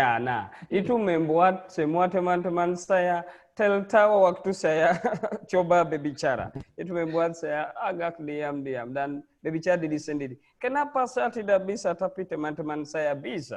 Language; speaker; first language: Indonesian; non-native, learner; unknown